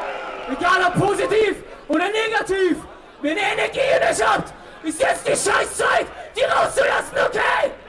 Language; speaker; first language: German; native; German